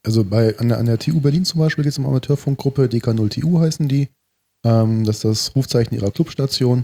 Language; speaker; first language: German; native; German